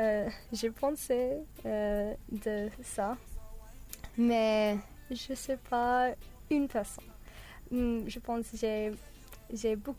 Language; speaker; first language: French; non-native, learner; English